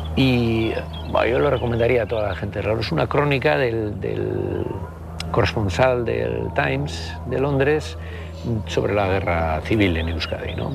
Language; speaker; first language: Spanish; native; Spanish